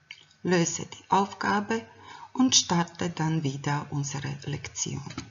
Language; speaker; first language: German; non-native, fluent; Croatian